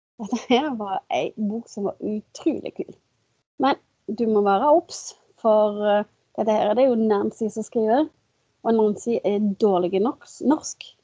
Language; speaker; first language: Norwegian; native; Norwegian